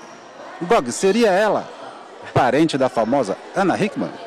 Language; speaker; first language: Portuguese; native; Portuguese